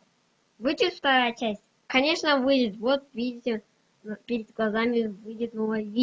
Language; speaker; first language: Russian; non-native, local second language; Kazakh